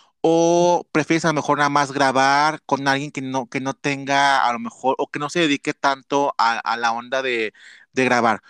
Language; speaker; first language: Spanish; native; Spanish